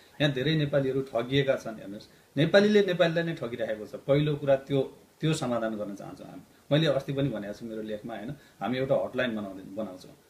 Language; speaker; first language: Nepali; native; Nepali